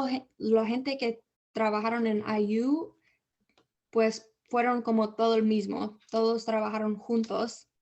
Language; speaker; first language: Spanish; early bilingual, heritage; Spanish